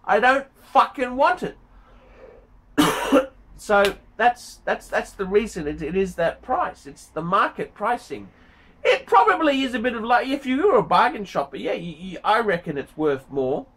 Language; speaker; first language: English; native; English